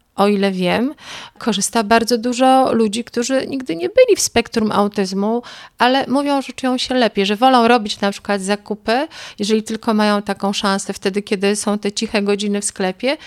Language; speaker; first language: Polish; native; Polish